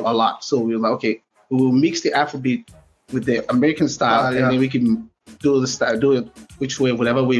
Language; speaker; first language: English; non-native, local second language; Yoruba